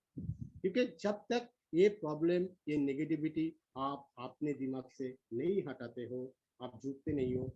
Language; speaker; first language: Hindi; non-native, local second language; Bangla